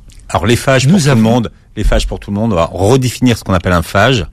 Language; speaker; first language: French; native; French